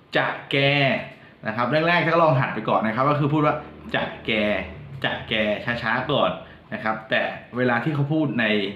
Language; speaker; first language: Thai; non-native, local second language; Northern Khmer